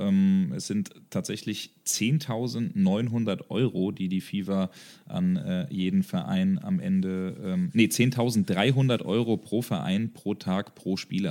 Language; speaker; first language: German; native; German